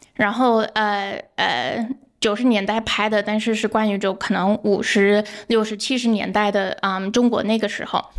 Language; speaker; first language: Chinese; non-native, fluent; English